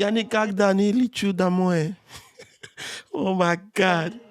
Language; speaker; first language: Russian; non-native, learner; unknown